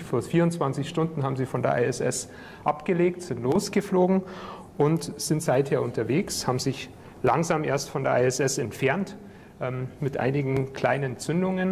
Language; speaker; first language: German; native; German